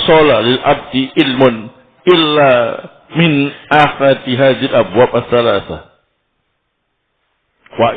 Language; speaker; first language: Arabic; non-native, fluent; Indonesian